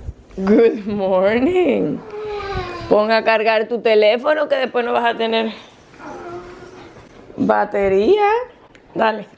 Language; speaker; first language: Spanish; native; Spanish